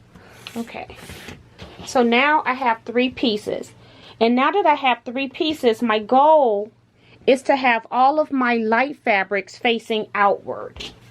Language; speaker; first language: English; native; English